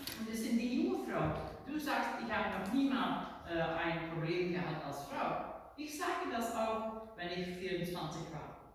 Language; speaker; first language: German; non-native, learner; Dutch